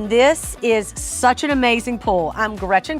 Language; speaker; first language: English; native; English